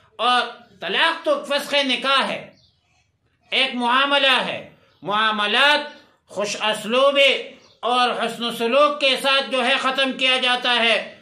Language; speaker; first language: Urdu; non-native, local second language; Pashto